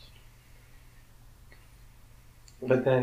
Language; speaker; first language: English; early bilingual, other home language; Spanish